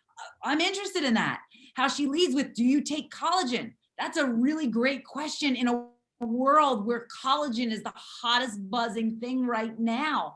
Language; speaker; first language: English; native; English